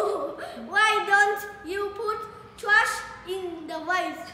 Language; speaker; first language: English; non-native, learner; Vietnamese